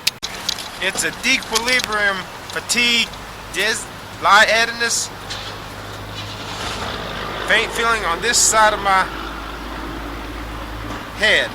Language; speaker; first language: English; native; English